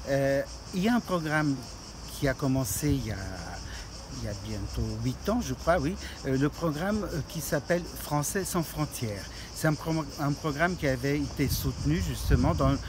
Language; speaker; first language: French; non-native, fluent; Portuguese